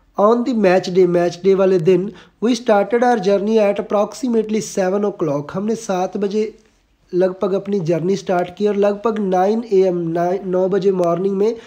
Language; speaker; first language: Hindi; non-native, local second language; Punjabi